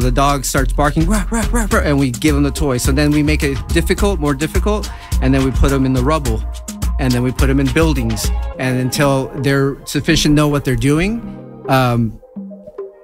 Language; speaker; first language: Spanish; early bilingual, heritage; Spanish